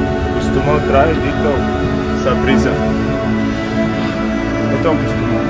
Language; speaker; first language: Filipino; non-native, learner; Arabic